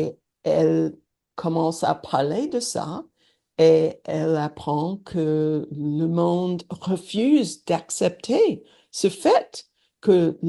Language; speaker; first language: French; non-native, learner; English